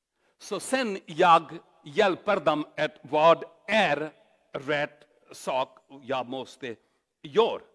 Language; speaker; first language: Swedish; non-native, learner; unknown